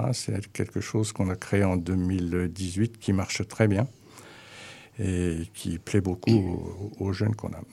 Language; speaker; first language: French; native; French